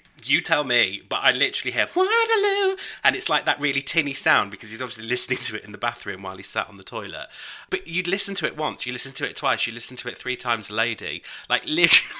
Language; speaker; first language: English; native; English